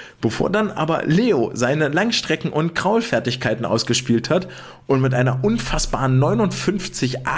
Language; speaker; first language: German; native; German